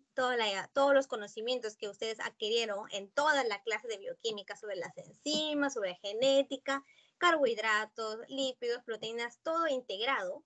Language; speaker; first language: Spanish; non-native, fluent; Japanese